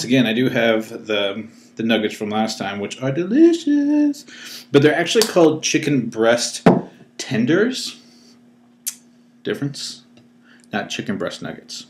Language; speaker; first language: English; native; English